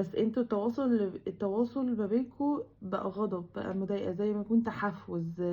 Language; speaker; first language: Arabic; native; Arabic